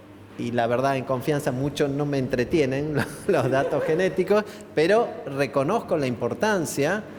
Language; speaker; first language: Spanish; native; Spanish